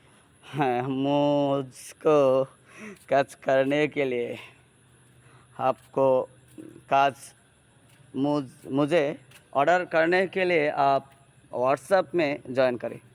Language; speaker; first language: Hindi; non-native, learner; Bangla